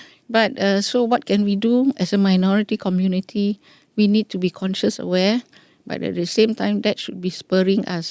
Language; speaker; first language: English; non-native, local second language; Malay